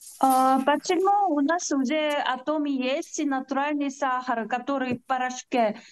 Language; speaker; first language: Russian; non-native, learner; Korean